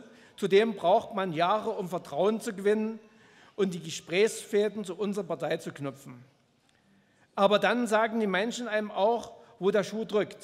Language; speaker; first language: German; native; German